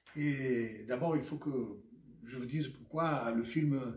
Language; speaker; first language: French; non-native, fluent; Portuguese